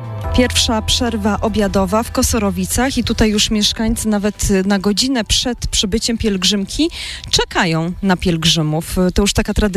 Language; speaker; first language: Polish; native; Polish